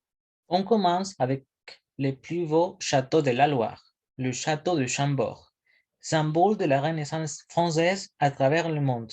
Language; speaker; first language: French; non-native, learner; Spanish